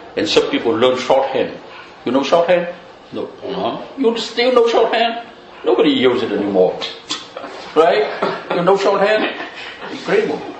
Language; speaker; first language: English; non-native, fluent; Vietnamese